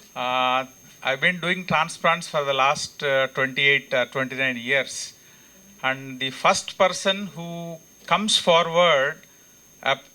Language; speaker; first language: English; non-native, local second language; Telugu